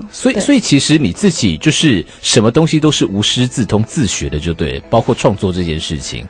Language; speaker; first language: Chinese; native; Chinese